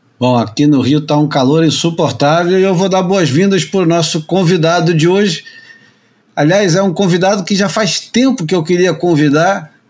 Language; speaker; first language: Portuguese; native; Portuguese